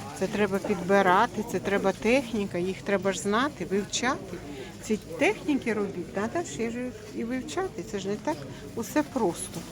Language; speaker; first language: Ukrainian; native; Ukrainian